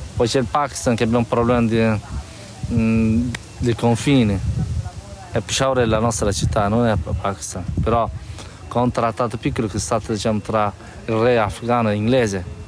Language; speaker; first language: Italian; non-native, fluent; Persian